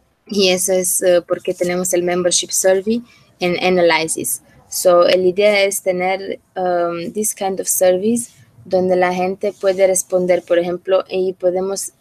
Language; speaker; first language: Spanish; non-native, learner; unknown